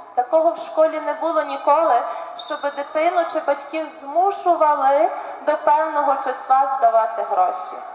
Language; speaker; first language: Ukrainian; native; Ukrainian